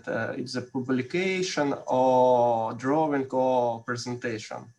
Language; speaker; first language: English; non-native, learner; Russian